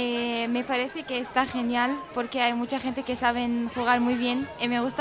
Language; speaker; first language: Spanish; non-native, learner; Arabic